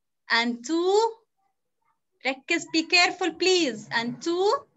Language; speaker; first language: English; non-native, fluent; Arabic